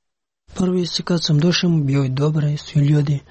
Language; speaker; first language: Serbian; non-native, learner; Pashto